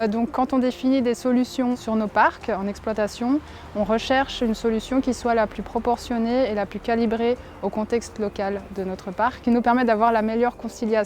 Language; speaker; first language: French; native; French